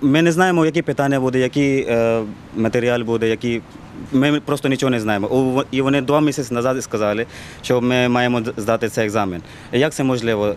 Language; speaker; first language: Ukrainian; non-native, learner; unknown